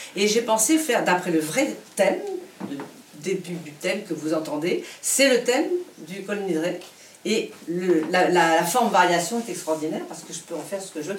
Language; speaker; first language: French; native; French